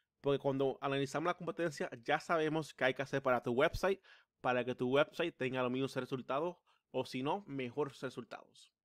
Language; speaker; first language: Spanish; early bilingual, heritage; Spanish